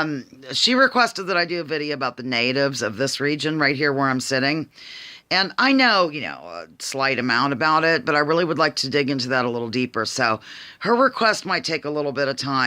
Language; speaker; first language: English; native; English